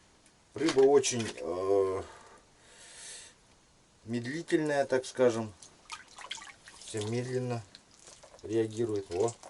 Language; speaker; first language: Russian; native; Russian